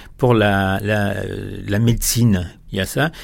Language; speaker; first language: French; non-native, fluent; Spanish